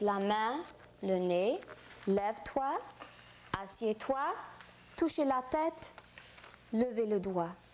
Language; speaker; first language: French; non-native, fluent; English